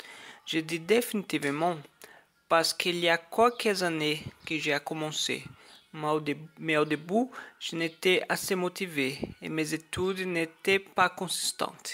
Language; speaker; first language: French; non-native, learner; Portuguese